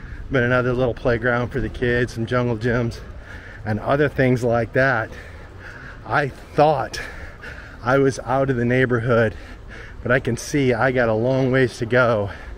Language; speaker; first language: English; native; English